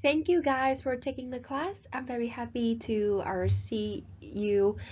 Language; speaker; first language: English; non-native, fluent; Vietnamese